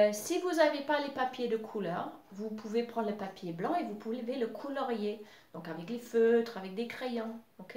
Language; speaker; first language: French; non-native, fluent; English